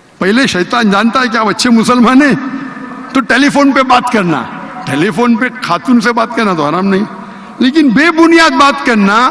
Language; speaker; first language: Urdu; non-native, local second language; Konkani